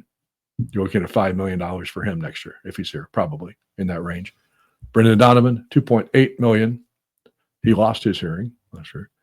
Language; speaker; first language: English; native; English